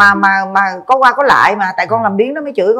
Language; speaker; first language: Vietnamese; native; Vietnamese